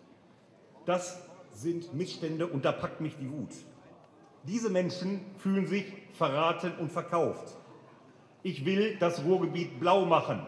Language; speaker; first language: German; native; German